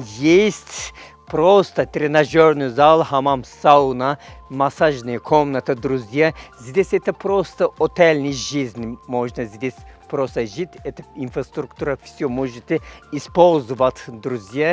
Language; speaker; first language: Russian; non-native, fluent; Turkish